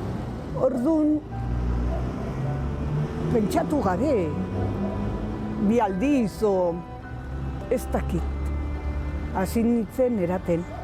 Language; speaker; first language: Basque; non-native, local second language; Spanish